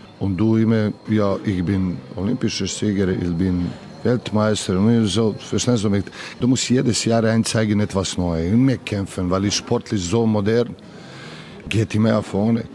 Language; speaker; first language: German; non-native, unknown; Serbian